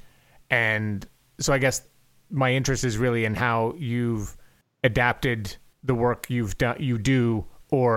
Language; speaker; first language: English; native; English